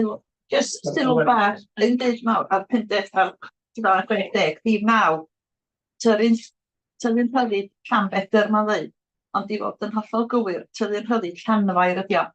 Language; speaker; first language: Welsh; native; Welsh